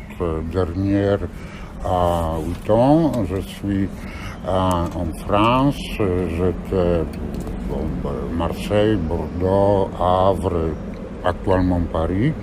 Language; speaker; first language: French; non-native, learner; Polish